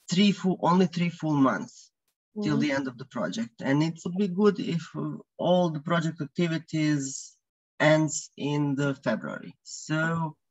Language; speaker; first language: English; non-native, fluent; Croatian